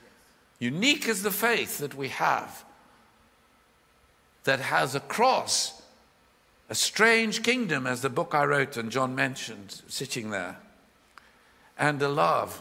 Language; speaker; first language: English; native; English